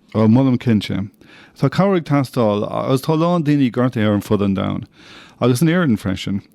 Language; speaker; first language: Irish; non-native, local second language; English